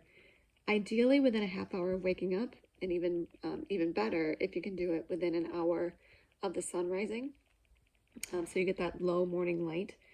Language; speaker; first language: English; native; English